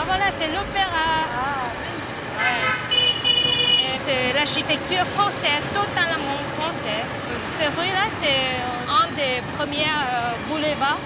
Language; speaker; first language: French; non-native, learner; Vietnamese